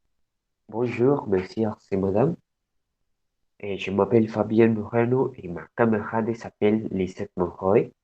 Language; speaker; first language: French; non-native, learner; Spanish